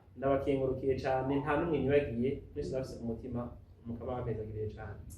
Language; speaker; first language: Rundi; native; Rundi